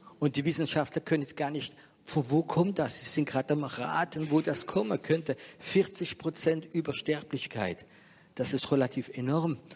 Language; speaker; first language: German; non-native, fluent; French